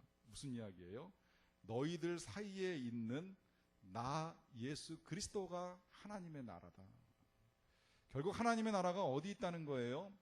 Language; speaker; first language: Korean; native; Korean